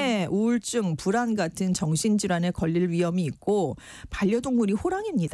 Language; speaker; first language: Korean; native; Korean